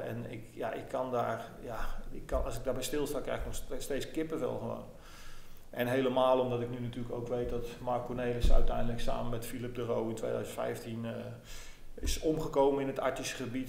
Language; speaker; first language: Dutch; native; Dutch